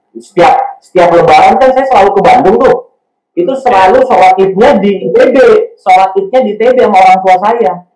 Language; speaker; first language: Indonesian; native; Indonesian